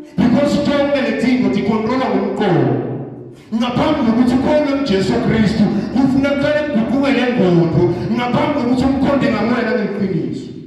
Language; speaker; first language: Zulu; non-native, local second language; Swati